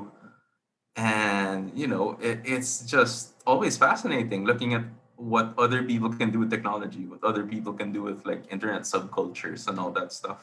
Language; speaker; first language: English; non-native, local second language; Filipino